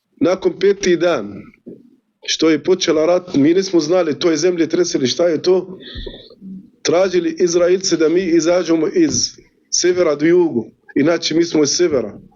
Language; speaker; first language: Bosnian; non-native, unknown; Arabic